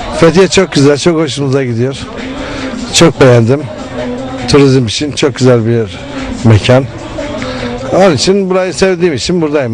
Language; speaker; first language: Turkish; early bilingual, heritage; Turkish